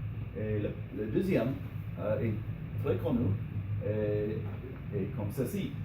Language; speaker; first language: French; non-native, learner; English